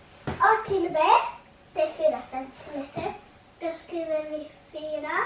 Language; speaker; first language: Swedish; early bilingual, other home language; Tigrinya